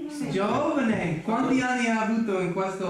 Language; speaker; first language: Italian; non-native, learner; English